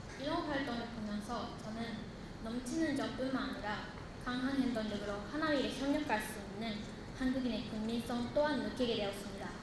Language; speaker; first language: Korean; non-native, fluent; Japanese